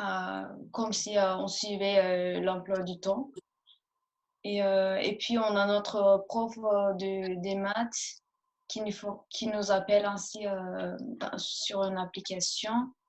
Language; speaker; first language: French; early bilingual, other home language; Turkish